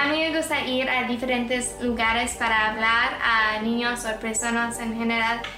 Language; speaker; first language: Spanish; non-native, learner; English